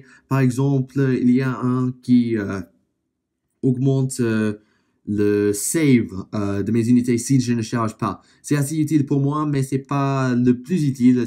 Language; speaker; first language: French; non-native, fluent; English